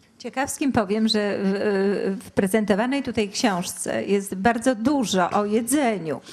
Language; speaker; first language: Polish; native; Polish